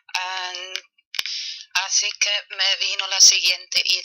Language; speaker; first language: Spanish; non-native, fluent; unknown